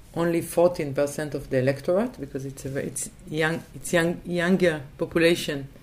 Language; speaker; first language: English; non-native, fluent; Hebrew